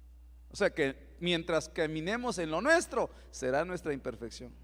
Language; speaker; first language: Spanish; native; Spanish